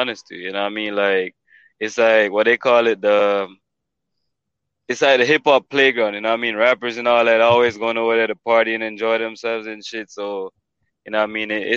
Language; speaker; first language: English; non-native, local second language; Jamaican Creole English